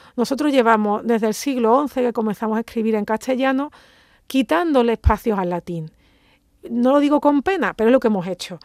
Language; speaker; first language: Spanish; native; Spanish